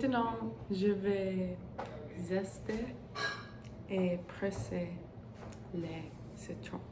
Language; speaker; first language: French; non-native, learner; English